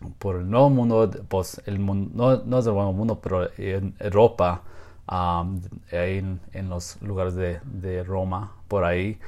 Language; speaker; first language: Spanish; non-native, fluent; English